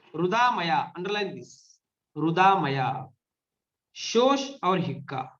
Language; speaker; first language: Hindi; non-native, local second language; Marathi